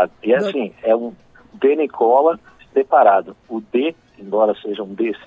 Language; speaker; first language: Portuguese; native; Portuguese